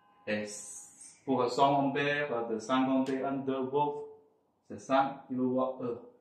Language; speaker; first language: French; non-native, fluent; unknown